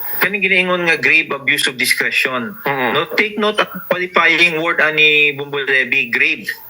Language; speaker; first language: Cebuano; native; Cebuano